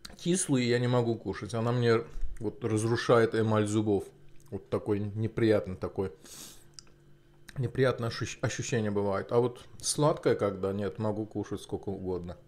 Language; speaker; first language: Russian; non-native, local second language; Azerbaijani